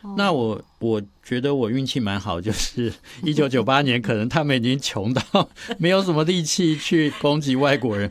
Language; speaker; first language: Chinese; native; Chinese